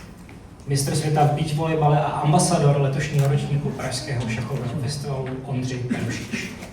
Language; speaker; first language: Czech; native; Czech